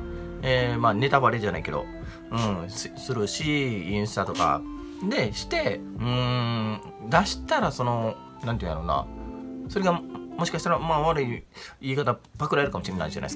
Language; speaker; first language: Japanese; native; Japanese